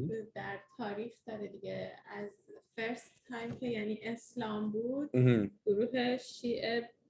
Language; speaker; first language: Persian; early bilingual, heritage; Persian